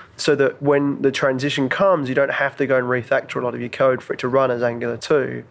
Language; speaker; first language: English; native; English